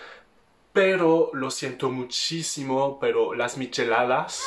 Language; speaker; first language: Spanish; non-native, fluent; French